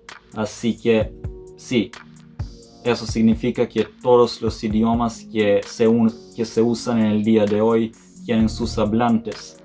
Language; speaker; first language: Spanish; non-native, fluent; Serbian